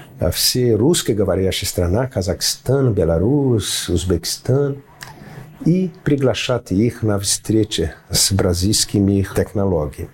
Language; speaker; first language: Russian; non-native, fluent; Portuguese